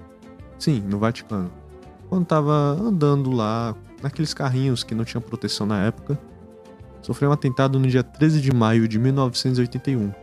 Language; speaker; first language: Portuguese; native; Portuguese